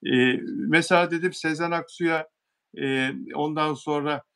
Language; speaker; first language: Turkish; native; Turkish